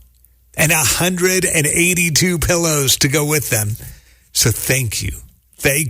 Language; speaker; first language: English; native; English